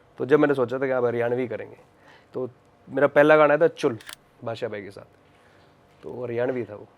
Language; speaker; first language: Hindi; native; Hindi